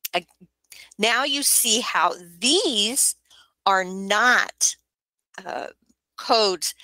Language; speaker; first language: English; native; English